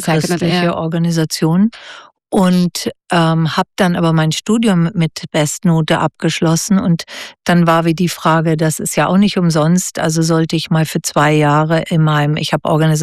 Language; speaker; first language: German; native; German